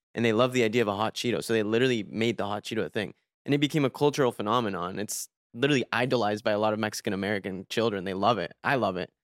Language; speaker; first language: English; early bilingual, other home language; Spanish